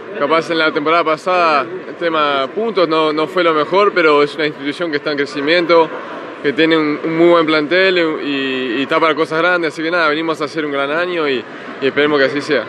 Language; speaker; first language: Spanish; early bilingual, heritage; Spanish